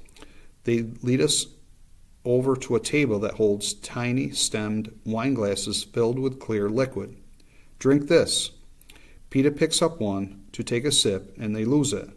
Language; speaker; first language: English; native; English